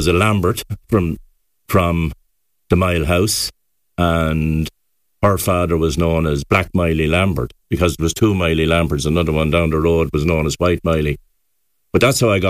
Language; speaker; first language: English; native; English